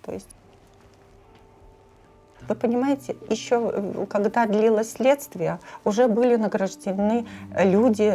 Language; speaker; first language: Russian; native; Russian